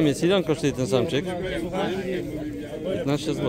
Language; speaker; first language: Polish; native; Polish